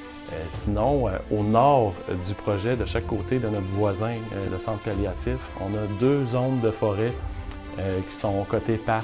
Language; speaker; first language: French; native; French